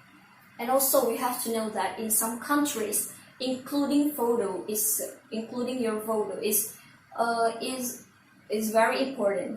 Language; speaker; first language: English; non-native, learner; Indonesian